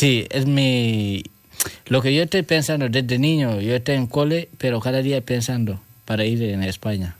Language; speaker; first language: Spanish; non-native, learner; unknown